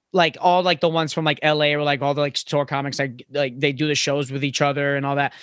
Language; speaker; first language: English; native; English